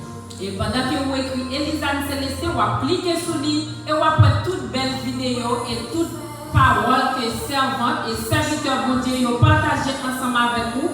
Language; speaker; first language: French; non-native, local second language; Haitian Creole